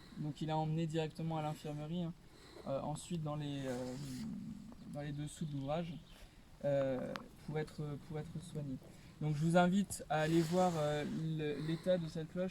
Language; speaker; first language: French; native; French